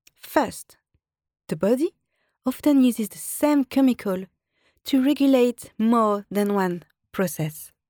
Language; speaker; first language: English; non-native, fluent; French